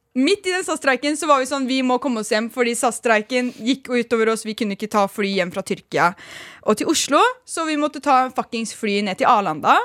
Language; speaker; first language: Norwegian; early bilingual, other home language; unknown